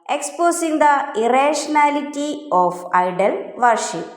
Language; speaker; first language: English; non-native, local second language; Malayalam